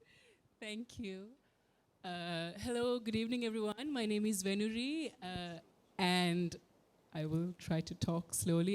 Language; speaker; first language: English; non-native, fluent; Sinhala